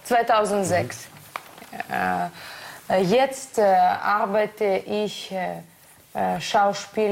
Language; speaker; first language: German; non-native, learner; Russian